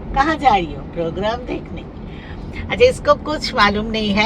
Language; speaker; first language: Hindi; non-native, local second language; Bangla